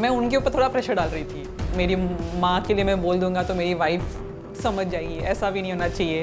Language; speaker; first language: Hindi; native; Hindi